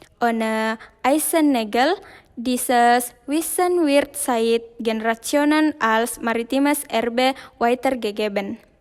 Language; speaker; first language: German; non-native, learner; Indonesian